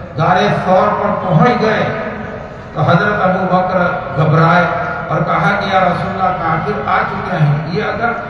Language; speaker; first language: Urdu; native; Urdu